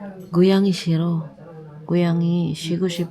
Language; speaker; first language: Korean; non-native, learner; Filipino